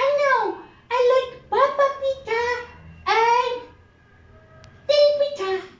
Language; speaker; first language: English; non-native, learner; Bangla